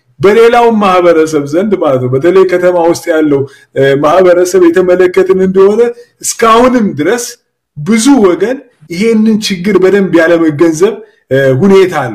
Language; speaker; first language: Amharic; non-native, local second language; Oromo